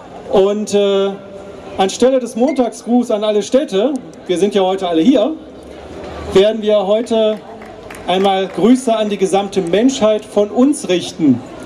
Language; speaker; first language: German; native; German